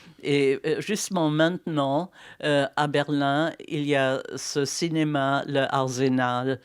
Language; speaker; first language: French; non-native, fluent; German